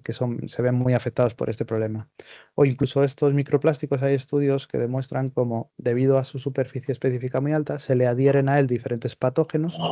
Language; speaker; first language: Spanish; native; Spanish